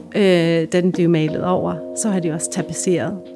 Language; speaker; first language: Danish; non-native, fluent; English